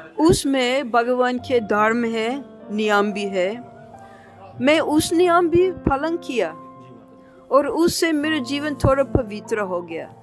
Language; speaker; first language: Hindi; non-native, fluent; English